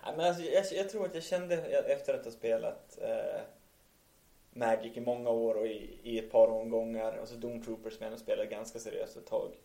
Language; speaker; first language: Swedish; native; Swedish